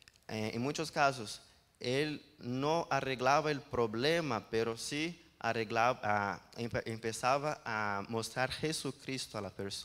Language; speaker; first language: Spanish; non-native, learner; Portuguese